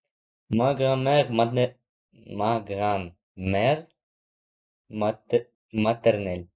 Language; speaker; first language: French; non-native, learner; Russian